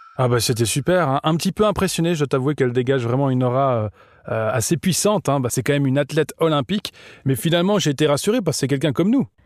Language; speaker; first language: French; native; French